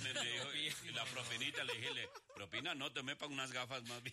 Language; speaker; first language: Spanish; native; Spanish